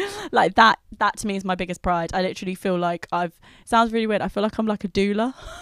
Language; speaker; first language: English; native; English